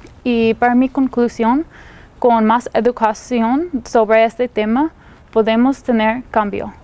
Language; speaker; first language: Spanish; non-native, learner; English